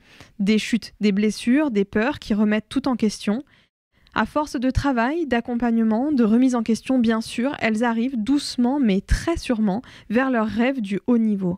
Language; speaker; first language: French; native; French